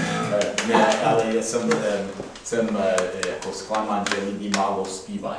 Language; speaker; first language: Czech; non-native, fluent; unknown